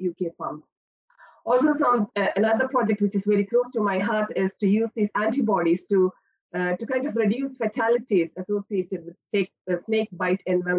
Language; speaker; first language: English; non-native, local second language; Malayalam